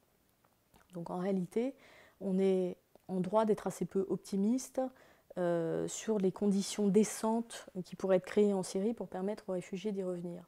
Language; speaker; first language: French; native; French